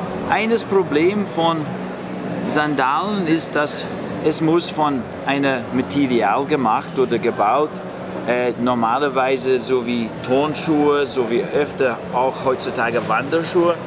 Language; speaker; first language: German; non-native, fluent; English